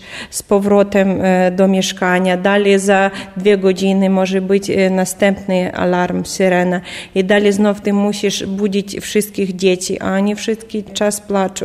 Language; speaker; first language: Polish; non-native, learner; Ukrainian